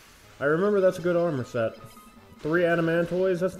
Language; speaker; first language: English; native; English